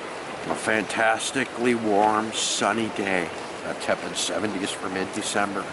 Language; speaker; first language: English; native; English